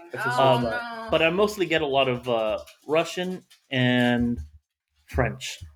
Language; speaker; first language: English; native; English